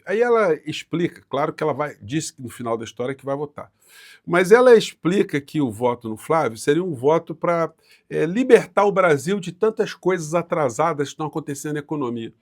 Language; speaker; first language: Portuguese; native; Portuguese